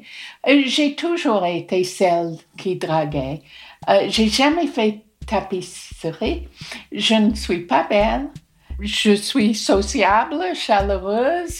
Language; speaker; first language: French; non-native, fluent; English